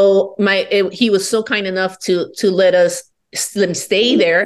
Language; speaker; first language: English; non-native, fluent; Spanish